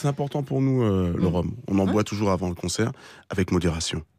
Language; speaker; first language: French; native; French